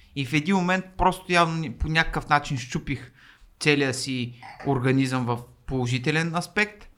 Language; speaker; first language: Bulgarian; native; Bulgarian